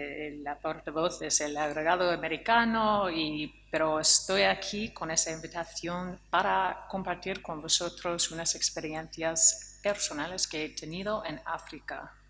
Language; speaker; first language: Spanish; non-native, fluent; English